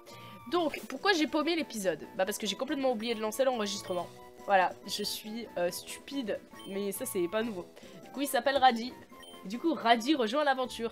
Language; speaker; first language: French; native; French